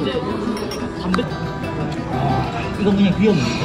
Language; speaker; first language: Korean; native; Korean